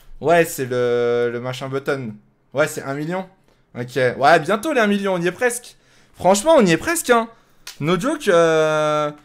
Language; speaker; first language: French; native; French